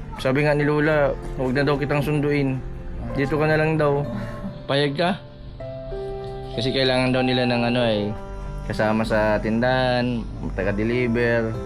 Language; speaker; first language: Filipino; native; Filipino